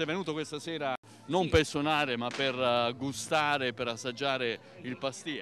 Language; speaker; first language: Italian; native; Italian